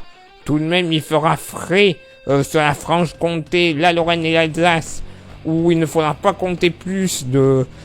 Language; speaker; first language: French; native; French